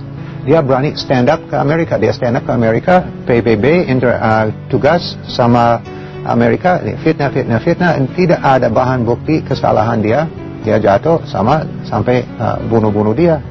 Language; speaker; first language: Indonesian; non-native, learner; English